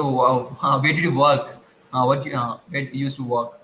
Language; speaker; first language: English; non-native, learner; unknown